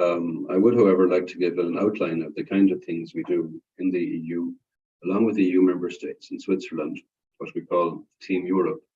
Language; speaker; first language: English; non-native, fluent; Irish